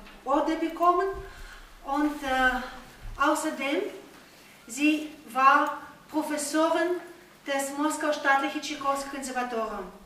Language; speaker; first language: German; non-native, fluent; Russian